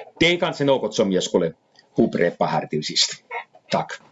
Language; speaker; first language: Swedish; non-native, fluent; Finnish